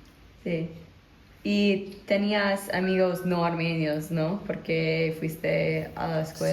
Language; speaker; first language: Spanish; non-native, learner; English